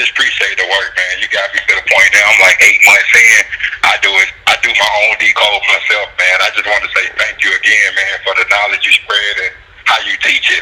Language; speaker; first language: English; native; English